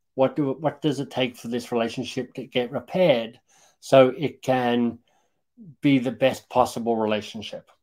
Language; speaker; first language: English; native; English